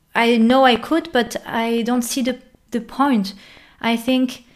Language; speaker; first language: English; non-native, fluent; French